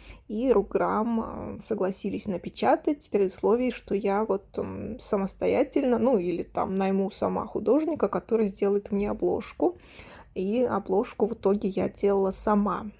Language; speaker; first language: Russian; native; Russian